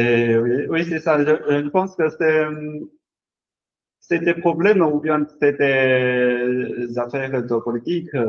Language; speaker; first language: French; non-native, learner; Chinese